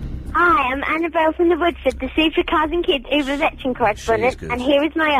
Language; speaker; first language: English; native; English